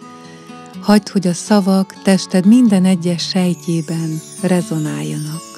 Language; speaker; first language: Hungarian; native; Hungarian